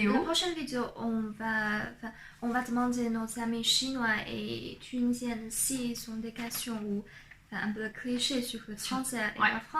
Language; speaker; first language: French; non-native, fluent; Chinese